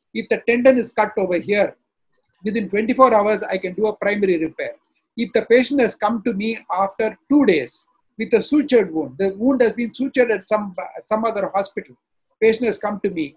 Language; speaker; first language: English; non-native, local second language; Tamil